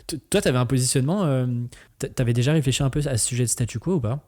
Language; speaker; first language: French; native; French